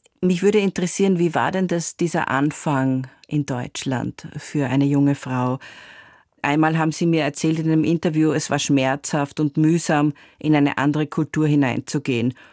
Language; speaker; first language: German; native; German